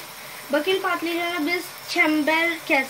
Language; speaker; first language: Turkish; non-native, learner; Urdu